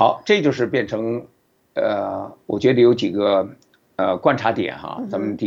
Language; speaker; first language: Chinese; native; Chinese